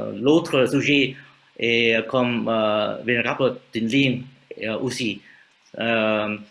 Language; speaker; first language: French; non-native, fluent; Vietnamese